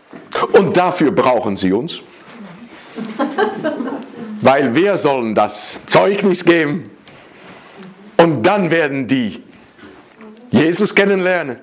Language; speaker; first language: German; non-native, fluent; Dutch